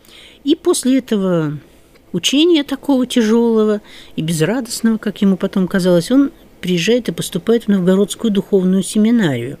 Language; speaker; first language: Russian; native; Russian